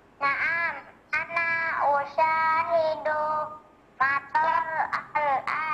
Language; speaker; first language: Arabic; non-native, learner; Indonesian